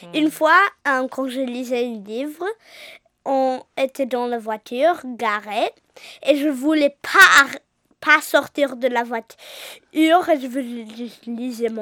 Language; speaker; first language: French; early bilingual, heritage; English